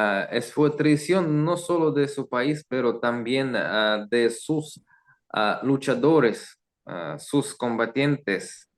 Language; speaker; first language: Spanish; non-native, learner; Russian